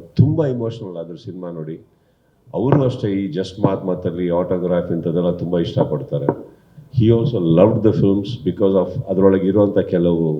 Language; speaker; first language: Kannada; native; Kannada